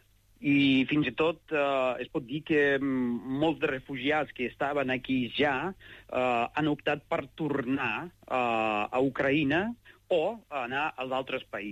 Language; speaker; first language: Catalan; non-native, fluent; Ukrainian